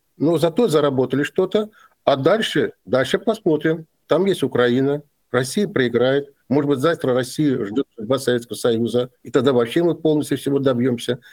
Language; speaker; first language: Russian; non-native, local second language; Azerbaijani